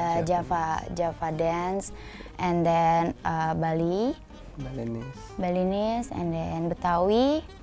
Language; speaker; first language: English; non-native, learner; Indonesian